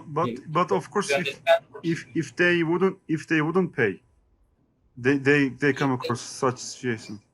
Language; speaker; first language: English; non-native, learner; Turkish